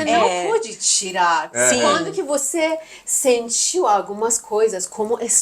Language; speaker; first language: Portuguese; non-native, learner; Persian